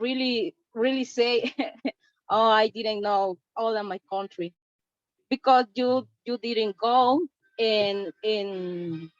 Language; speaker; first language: English; non-native, learner; Spanish